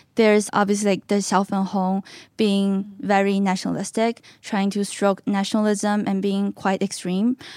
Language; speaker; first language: English; non-native, fluent; Chinese